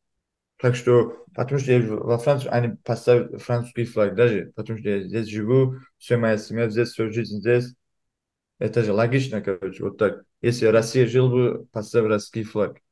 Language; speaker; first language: Russian; early bilingual, heritage; Kumyk